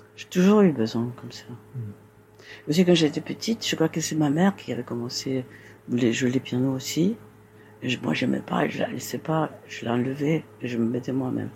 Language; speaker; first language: French; non-native, fluent; Spanish